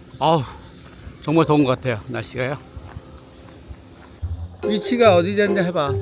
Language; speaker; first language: Korean; native; Korean